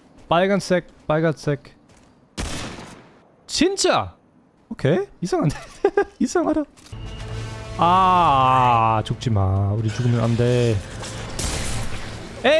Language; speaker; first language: Korean; non-native, learner; German